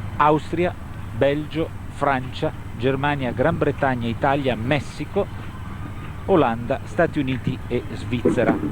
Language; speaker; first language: Italian; native; Italian